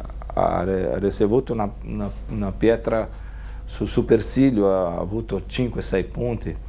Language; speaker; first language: Italian; non-native, fluent; Portuguese